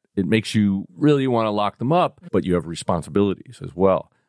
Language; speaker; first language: English; native; English